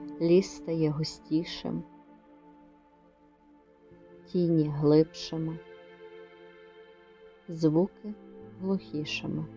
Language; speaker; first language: Ukrainian; native; Ukrainian